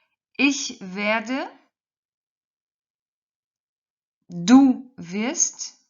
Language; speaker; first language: German; non-native, fluent; French